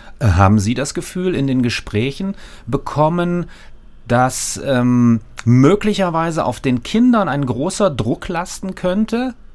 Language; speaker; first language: German; native; German